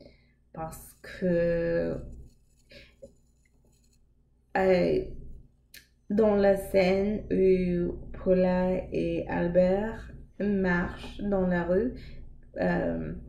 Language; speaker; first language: French; non-native, learner; English